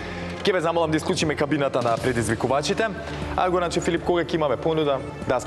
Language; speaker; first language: Macedonian; native; Macedonian